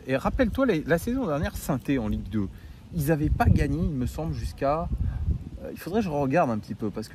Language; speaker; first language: French; native; French